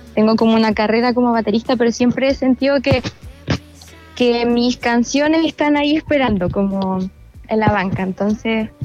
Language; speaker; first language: Spanish; native; Spanish